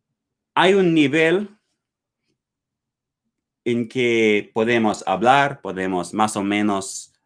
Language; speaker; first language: Spanish; non-native, learner; English